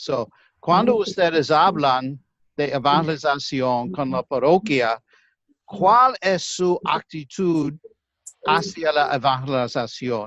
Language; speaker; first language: Spanish; non-native, fluent; English